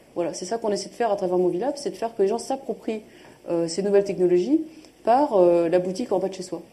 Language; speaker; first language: French; native; French